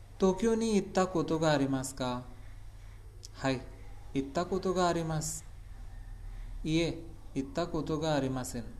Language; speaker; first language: Japanese; non-native, learner; Hindi